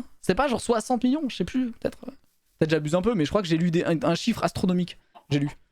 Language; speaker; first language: French; native; French